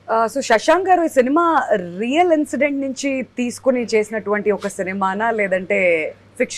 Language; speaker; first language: Telugu; native; Telugu